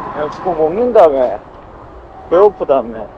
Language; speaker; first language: Korean; native; Korean